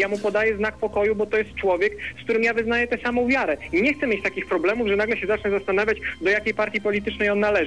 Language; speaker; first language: Polish; native; Polish